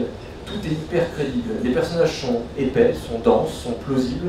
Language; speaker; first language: French; native; French